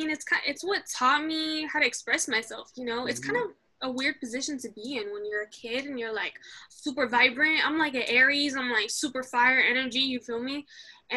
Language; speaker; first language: English; early bilingual, other home language; Arabic